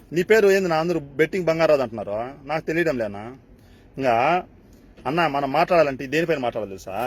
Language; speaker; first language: Telugu; native; Telugu